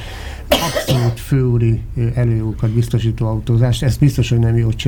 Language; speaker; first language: Hungarian; native; Hungarian